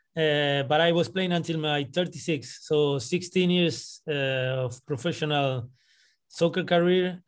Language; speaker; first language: English; non-native, fluent; Spanish